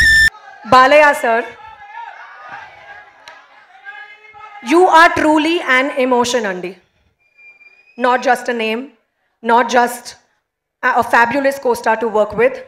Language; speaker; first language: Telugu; native; Telugu